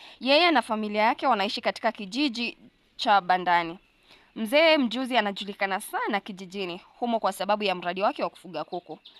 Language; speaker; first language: Swahili; non-native, local second language; Gusii